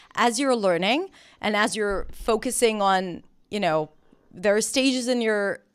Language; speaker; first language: English; non-native, fluent; Hebrew